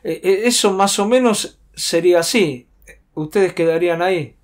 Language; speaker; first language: Spanish; native; Spanish